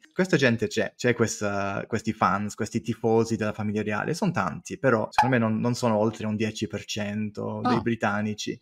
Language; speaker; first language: Italian; non-native, fluent; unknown